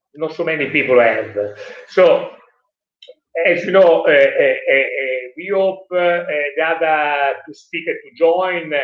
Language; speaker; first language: English; non-native, learner; Italian